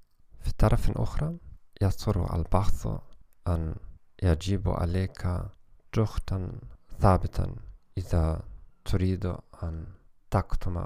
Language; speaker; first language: Arabic; non-native, learner; German